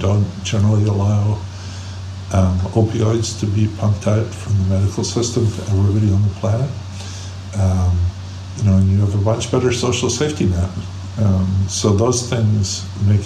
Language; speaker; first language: English; native; English